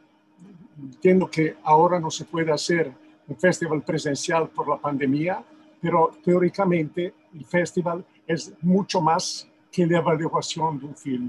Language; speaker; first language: Spanish; non-native, fluent; Italian